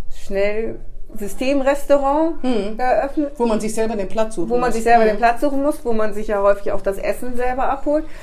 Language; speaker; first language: German; native; German